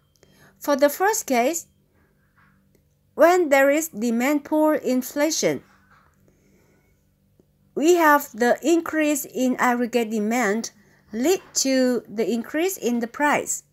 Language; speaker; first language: English; non-native, fluent; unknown